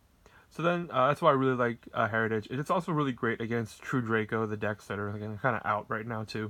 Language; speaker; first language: English; native; English